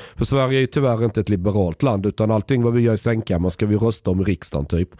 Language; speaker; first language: Swedish; native; Swedish